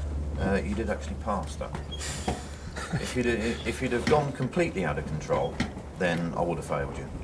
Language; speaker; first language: English; native; English